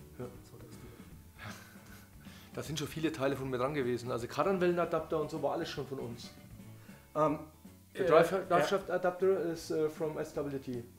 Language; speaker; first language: German; native; German